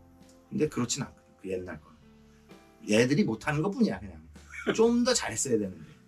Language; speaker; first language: Korean; native; Korean